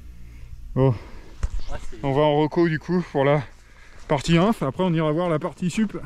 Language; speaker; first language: French; native; French